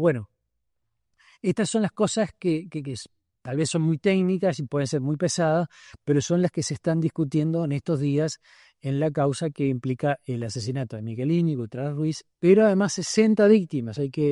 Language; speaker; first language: Spanish; native; Spanish